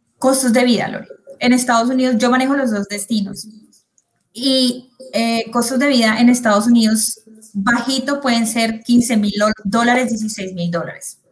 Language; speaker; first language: Spanish; native; Spanish